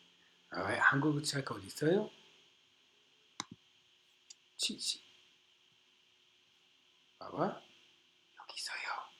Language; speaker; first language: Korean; non-native, learner; English